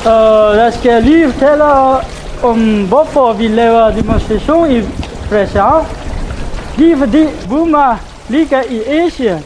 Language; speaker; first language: Danish; non-native, learner; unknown